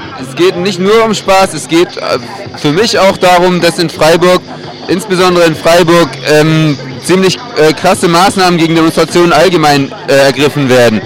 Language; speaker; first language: German; native; German